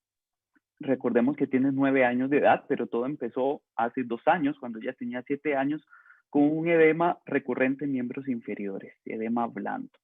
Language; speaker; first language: Spanish; native; Spanish